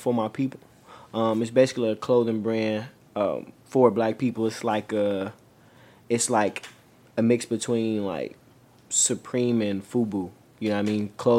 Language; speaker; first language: English; native; English